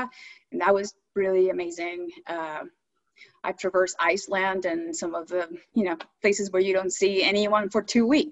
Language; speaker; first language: English; early bilingual, other home language; Spanish